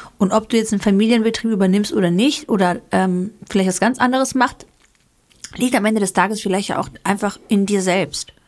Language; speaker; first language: German; early bilingual, other home language; Greek